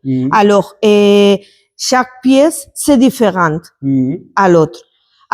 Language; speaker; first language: French; non-native, learner; Spanish